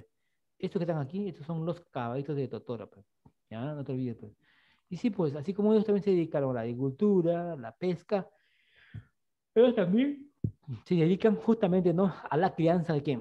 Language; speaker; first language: Spanish; native; Spanish